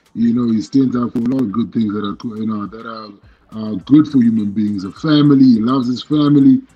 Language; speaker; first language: English; non-native, local second language; Shona